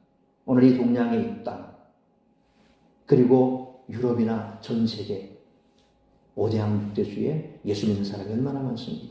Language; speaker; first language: Korean; native; Korean